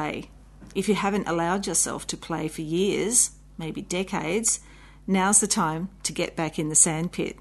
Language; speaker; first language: English; native; English